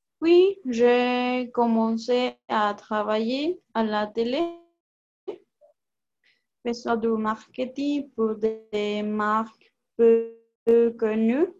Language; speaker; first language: French; non-native, learner; Spanish